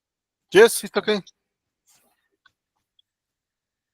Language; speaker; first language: English; non-native, learner; Spanish